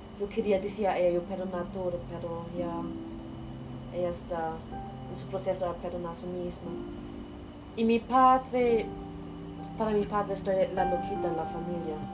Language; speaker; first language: Spanish; non-native, learner; German